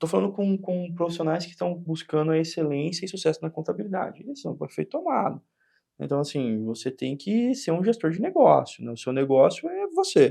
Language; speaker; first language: Portuguese; native; Portuguese